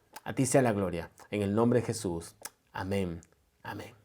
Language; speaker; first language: Spanish; native; Spanish